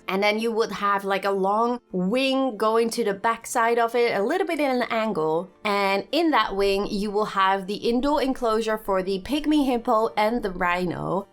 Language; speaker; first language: English; non-native, fluent; Dutch